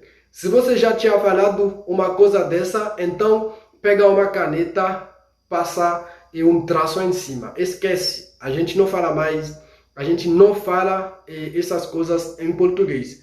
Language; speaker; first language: Portuguese; non-native, fluent; Haitian Creole